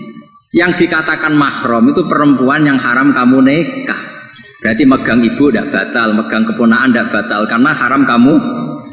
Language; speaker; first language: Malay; non-native, local second language; Javanese